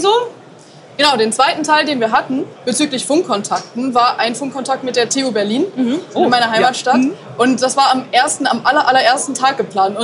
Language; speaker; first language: German; native; German